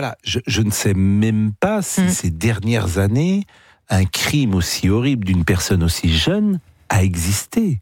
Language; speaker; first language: French; native; French